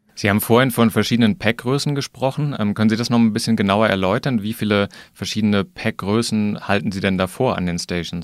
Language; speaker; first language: German; native; German